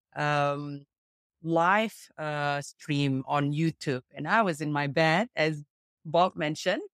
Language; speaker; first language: English; non-native, fluent; Indonesian